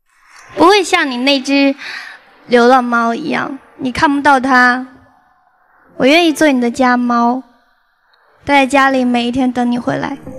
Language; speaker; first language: Chinese; native; Chinese